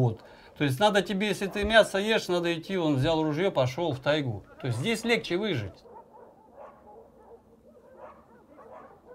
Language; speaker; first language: Russian; native; Russian